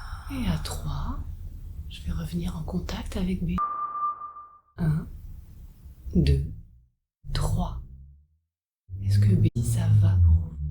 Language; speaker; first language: French; native; French